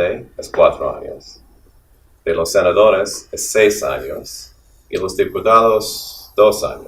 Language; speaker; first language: Spanish; non-native, fluent; English